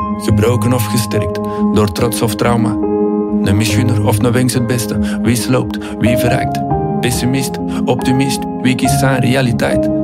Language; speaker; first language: Dutch; native; Dutch